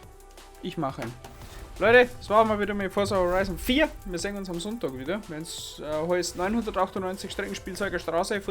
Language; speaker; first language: German; native; German